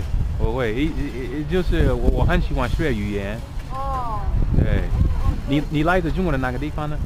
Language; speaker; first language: Cantonese; non-native, fluent; English